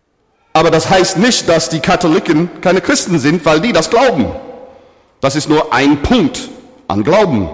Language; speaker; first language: German; non-native, fluent; English